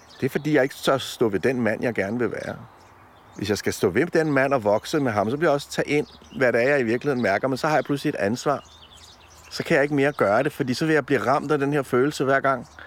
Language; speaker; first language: Danish; early bilingual, other home language; Polish